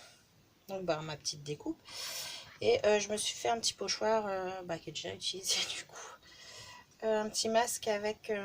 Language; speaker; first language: French; native; French